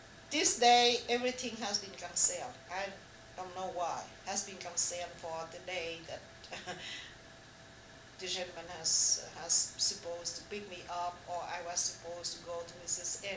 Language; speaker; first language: English; non-native, fluent; Vietnamese